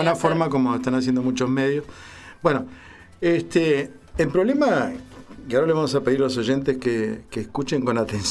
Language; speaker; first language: Spanish; native; Spanish